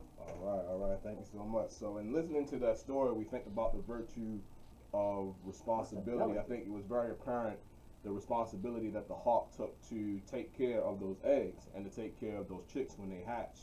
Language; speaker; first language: English; native; English